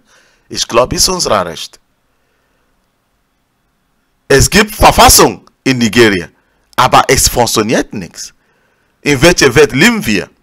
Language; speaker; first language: German; non-native, learner; Igbo